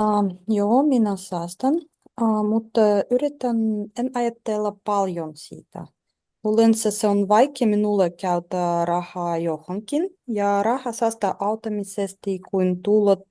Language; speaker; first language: Finnish; non-native, learner; Russian